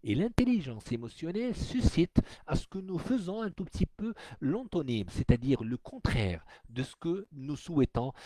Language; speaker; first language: French; non-native, local second language; Arabic